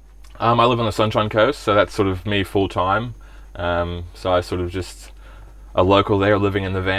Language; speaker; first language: English; early bilingual, other home language; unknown